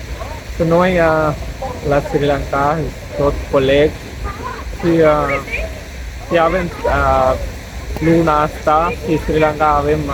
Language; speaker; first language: Romanian; non-native, learner; Sinhala